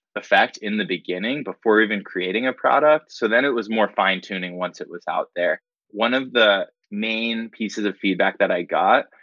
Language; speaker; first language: English; native; English